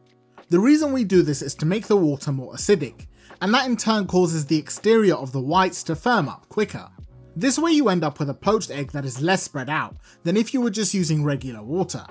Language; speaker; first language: English; native; English